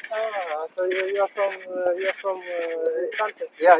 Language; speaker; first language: English; non-native, learner; Ukrainian